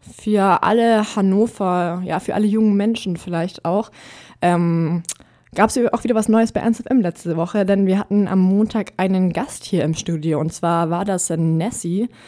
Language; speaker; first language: German; native; German